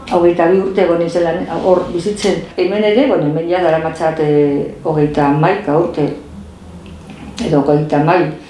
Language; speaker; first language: Basque; non-native, local second language; Spanish